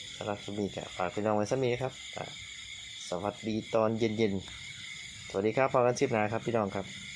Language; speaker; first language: Thai; native; Thai